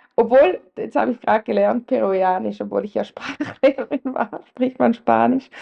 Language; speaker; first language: German; native; German